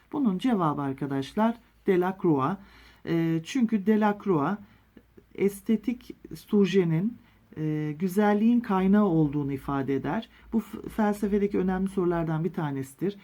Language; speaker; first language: Turkish; native; Turkish